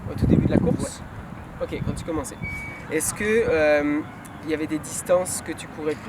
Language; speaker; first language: French; native; French